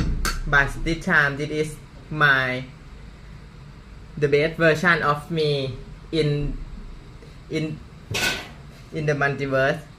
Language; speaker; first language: English; non-native, learner; Thai